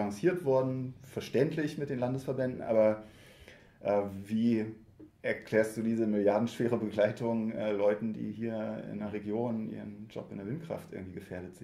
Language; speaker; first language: German; native; German